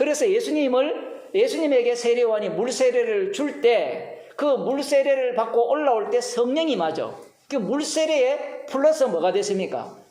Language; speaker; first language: Korean; native; Korean